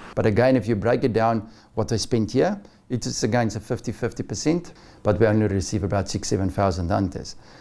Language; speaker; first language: English; non-native, local second language; Afrikaans